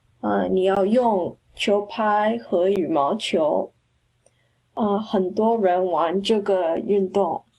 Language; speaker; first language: Chinese; non-native, learner; English